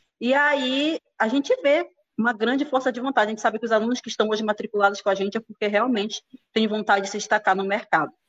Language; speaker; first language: Portuguese; native; Portuguese